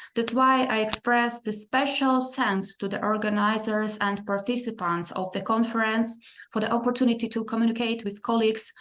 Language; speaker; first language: English; non-native, fluent; Ukrainian